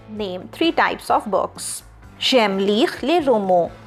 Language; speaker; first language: French; non-native, fluent; Hindi